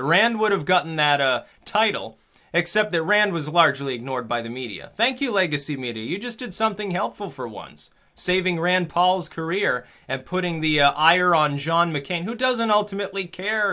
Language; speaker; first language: English; native; English